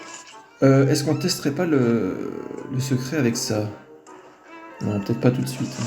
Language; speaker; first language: French; native; French